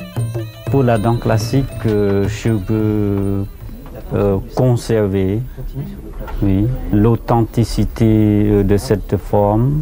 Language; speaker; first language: French; non-native, fluent; Khmer